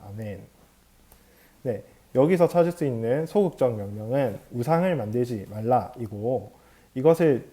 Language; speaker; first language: Korean; native; Korean